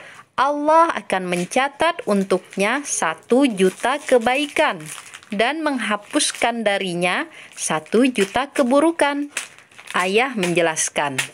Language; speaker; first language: Indonesian; native; Indonesian